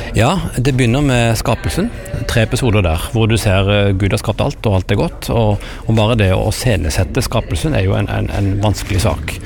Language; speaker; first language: Norwegian; native; Norwegian